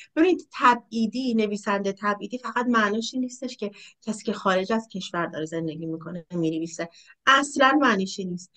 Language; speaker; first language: Persian; native; Persian